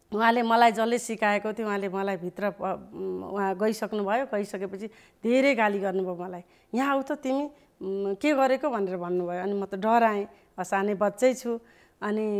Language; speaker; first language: Nepali; native; Nepali